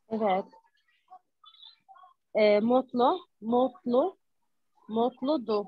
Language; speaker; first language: Turkish; non-native, learner; Arabic